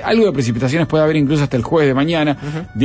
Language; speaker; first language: Spanish; native; Spanish